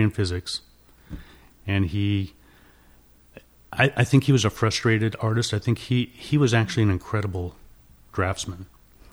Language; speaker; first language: English; native; English